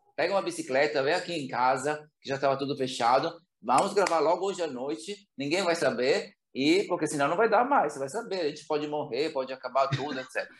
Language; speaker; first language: Portuguese; non-native, fluent; Italian